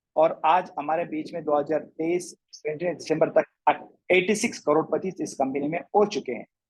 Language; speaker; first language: Hindi; non-native, local second language; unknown